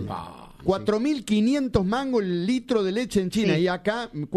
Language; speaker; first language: Spanish; native; Spanish